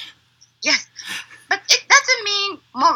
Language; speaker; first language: English; non-native, learner; Japanese